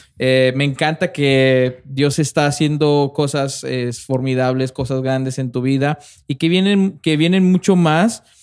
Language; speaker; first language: Spanish; native; Spanish